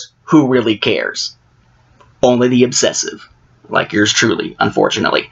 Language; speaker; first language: English; native; English